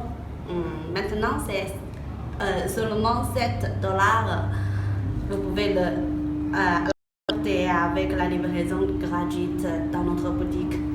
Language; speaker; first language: French; non-native, fluent; Chinese